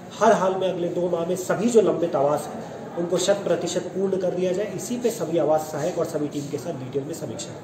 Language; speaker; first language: Hindi; native; Hindi